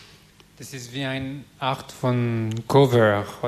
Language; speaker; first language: German; non-native, local second language; French